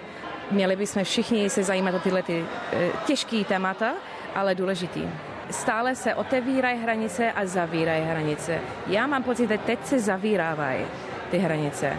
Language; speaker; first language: Czech; early bilingual, heritage; English